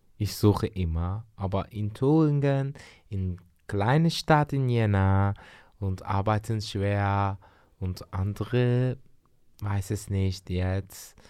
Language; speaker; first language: German; non-native, learner; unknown